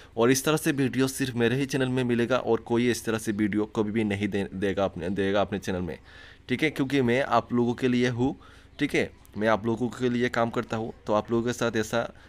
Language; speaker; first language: Hindi; non-native, local second language; Bangla